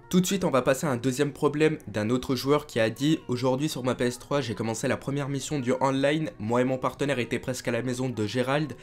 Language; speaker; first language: French; native; French